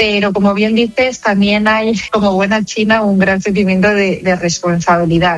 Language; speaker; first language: Spanish; native; Spanish